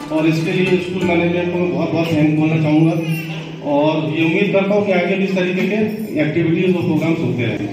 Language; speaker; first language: Hindi; native; Hindi